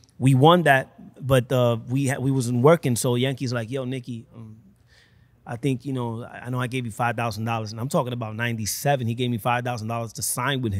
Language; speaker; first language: English; early bilingual, other home language; Spanish